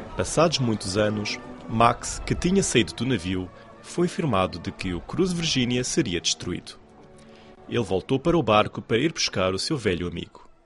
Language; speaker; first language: Portuguese; non-native, fluent; Chinese